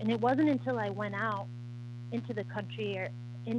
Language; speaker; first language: English; native; English